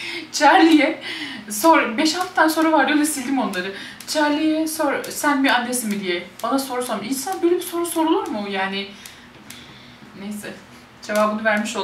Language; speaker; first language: Turkish; native; Turkish